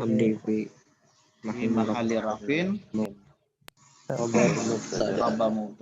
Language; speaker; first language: Arabic; non-native, fluent; Indonesian